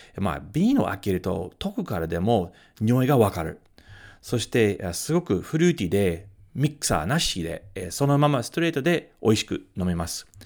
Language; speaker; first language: Japanese; non-native, fluent; English